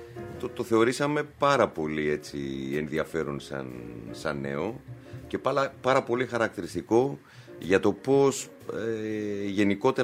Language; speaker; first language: Greek; native; Greek